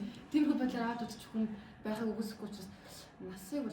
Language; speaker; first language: Mongolian; native; Mongolian